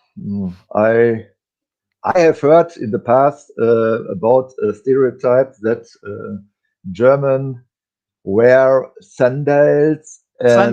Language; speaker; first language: English; non-native, fluent; German